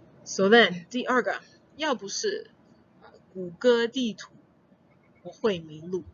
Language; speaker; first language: Chinese; non-native, fluent; English